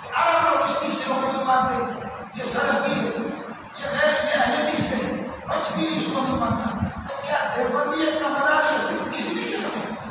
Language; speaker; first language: Urdu; non-native, local second language; Baluchi